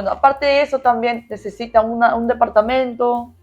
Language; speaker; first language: Spanish; non-native, learner; Korean